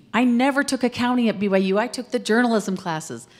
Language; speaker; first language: English; native; English